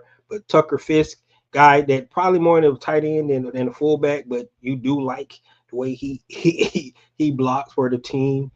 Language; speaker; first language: English; native; English